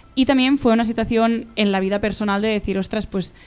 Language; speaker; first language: Spanish; native; Spanish